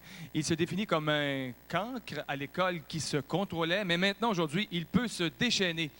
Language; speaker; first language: French; native; French